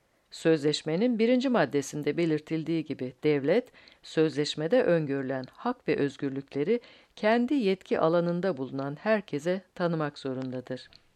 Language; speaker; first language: Turkish; native; Turkish